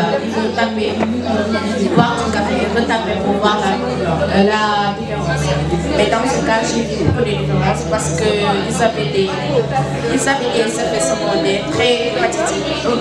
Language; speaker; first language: French; non-native, learner; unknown